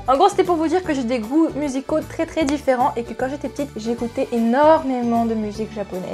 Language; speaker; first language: French; native; French